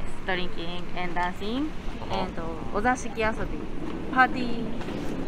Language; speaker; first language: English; non-native, learner; Japanese